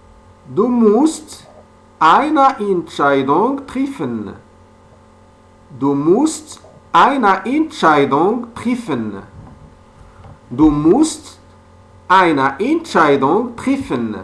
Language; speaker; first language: German; non-native, fluent; French